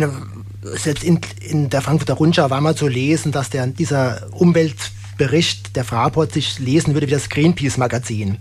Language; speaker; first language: German; native; German